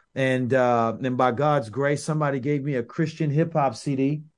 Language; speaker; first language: English; native; English